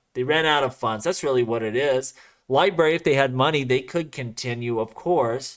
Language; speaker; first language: English; native; English